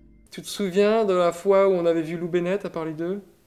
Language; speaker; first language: French; native; French